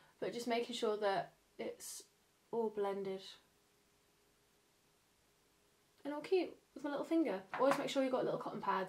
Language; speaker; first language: English; native; English